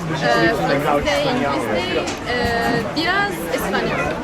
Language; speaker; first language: Turkish; non-native, learner; Arabic